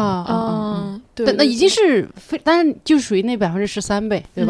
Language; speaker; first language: Chinese; native; Chinese